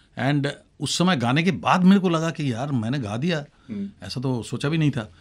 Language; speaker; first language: Hindi; non-native, local second language; Bangla